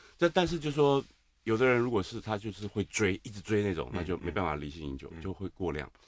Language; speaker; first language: Chinese; native; Chinese